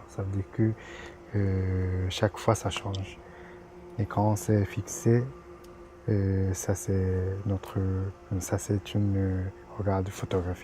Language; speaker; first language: French; non-native, fluent; Japanese